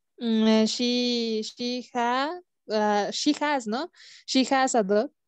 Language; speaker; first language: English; non-native, learner; Spanish